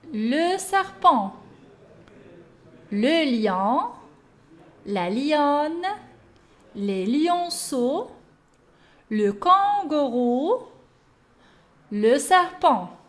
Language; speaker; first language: French; non-native, local second language; Arabic